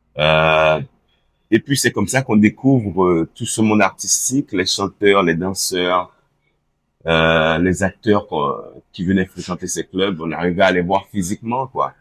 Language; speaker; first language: French; early bilingual, other home language; Haitian Creole